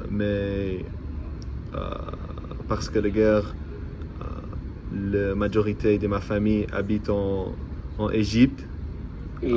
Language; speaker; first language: French; non-native, learner; English